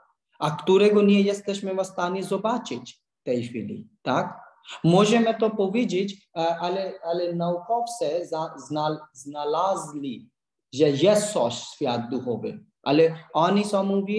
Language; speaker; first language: Polish; non-native, learner; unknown